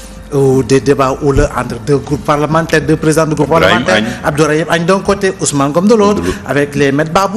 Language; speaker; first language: French; non-native, local second language; Wolof